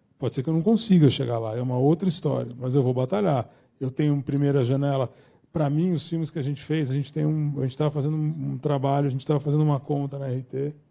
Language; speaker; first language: Portuguese; native; Portuguese